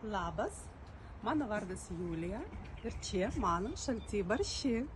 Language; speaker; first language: Lithuanian; non-native, learner; Russian